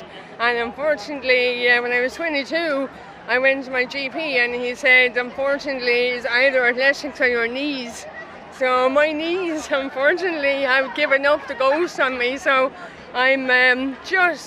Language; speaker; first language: English; native; English